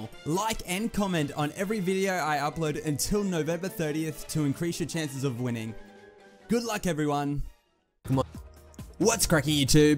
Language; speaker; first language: English; native; English